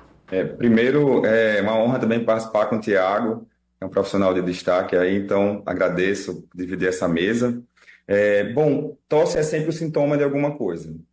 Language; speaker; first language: Portuguese; native; Portuguese